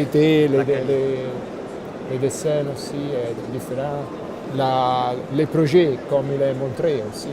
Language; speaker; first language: French; non-native, fluent; Italian